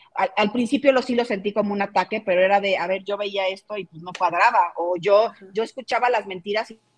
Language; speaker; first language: Spanish; native; Spanish